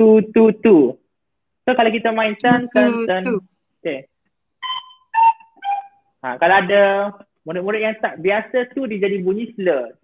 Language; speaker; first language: Malay; native; Malay